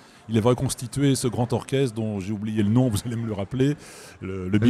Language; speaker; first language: French; native; French